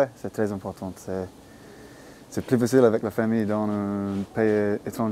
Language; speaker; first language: French; non-native, learner; English